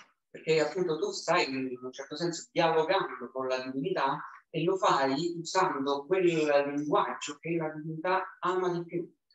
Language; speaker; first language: Italian; native; Italian